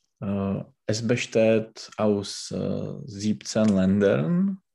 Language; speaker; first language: German; non-native, learner; Czech